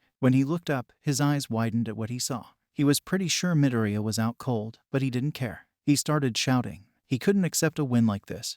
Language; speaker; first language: English; native; English